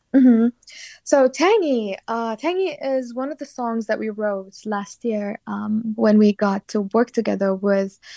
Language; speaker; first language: English; non-native, fluent; Kurdish